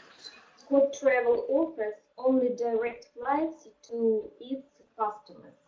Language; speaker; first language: English; non-native, learner; Russian